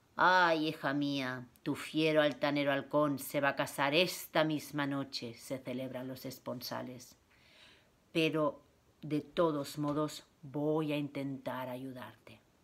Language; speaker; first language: Spanish; native; Spanish